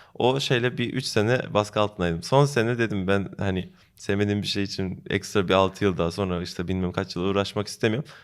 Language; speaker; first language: Turkish; early bilingual, heritage; Turkish